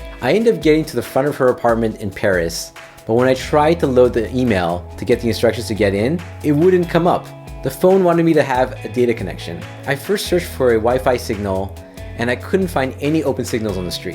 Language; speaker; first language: English; native; English